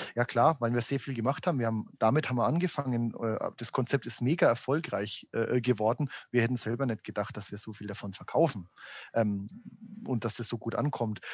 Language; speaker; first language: German; native; German